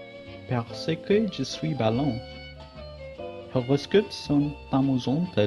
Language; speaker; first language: French; non-native, learner; Malay